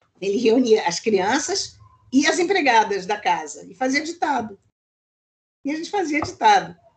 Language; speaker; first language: Portuguese; native; Portuguese